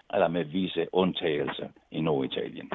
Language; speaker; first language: Danish; non-native, fluent; Italian